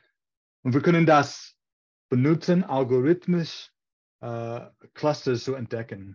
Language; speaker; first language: German; non-native, fluent; English